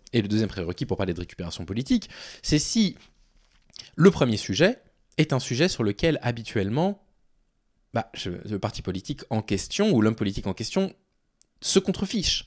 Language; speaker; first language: French; native; French